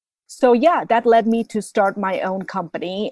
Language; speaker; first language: English; non-native, local second language; Bangla